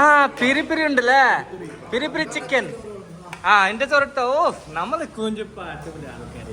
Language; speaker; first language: Malayalam; non-native, learner; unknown